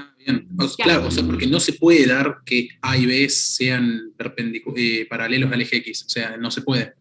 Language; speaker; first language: Spanish; native; Spanish